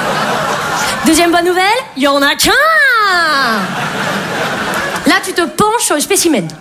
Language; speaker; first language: French; native; French